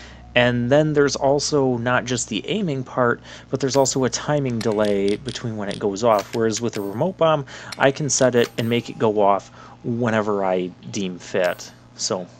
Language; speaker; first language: English; native; English